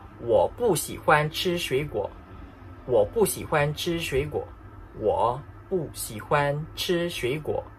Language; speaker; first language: Chinese; non-native, fluent; Malay